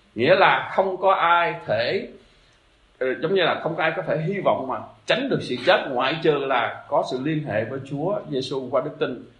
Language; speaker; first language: Vietnamese; native; Vietnamese